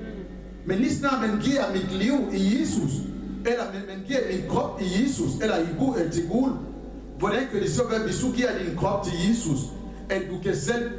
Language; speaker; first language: Danish; non-native, fluent; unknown